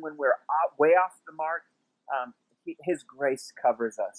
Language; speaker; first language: English; native; English